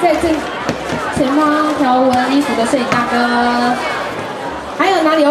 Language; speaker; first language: Chinese; native; Chinese